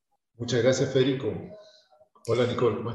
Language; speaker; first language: Spanish; native; Spanish